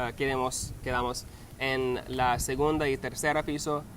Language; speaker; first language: Spanish; non-native, learner; English